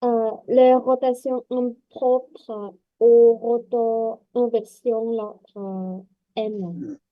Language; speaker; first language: French; non-native, learner; Vietnamese